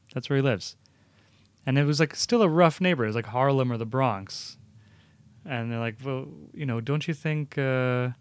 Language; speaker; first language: English; early bilingual, other home language; Italian